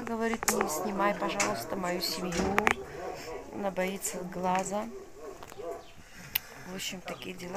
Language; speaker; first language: Russian; native; Russian